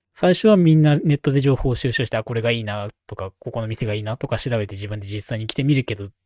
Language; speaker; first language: Japanese; native; Japanese